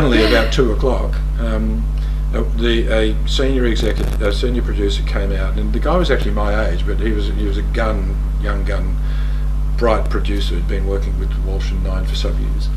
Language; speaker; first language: English; native; English